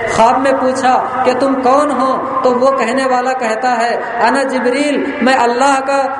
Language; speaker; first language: Urdu; native; Urdu